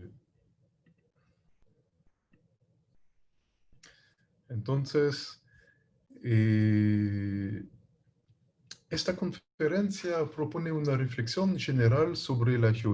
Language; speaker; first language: Spanish; non-native, fluent; French